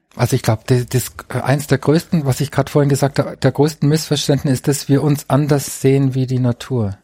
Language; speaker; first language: German; native; German